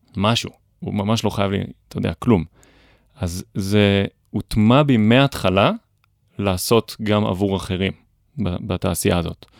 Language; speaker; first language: Hebrew; native; Hebrew